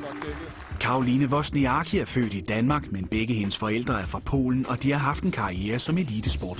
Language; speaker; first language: Danish; native; Danish